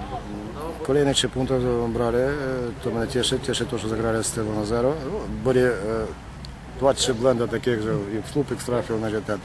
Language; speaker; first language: Polish; non-native, learner; Ukrainian